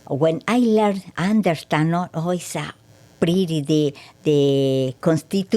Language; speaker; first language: English; non-native, learner; Spanish